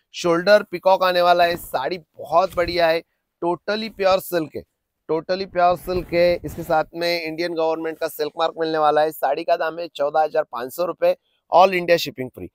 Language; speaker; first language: Hindi; non-native, local second language; Marathi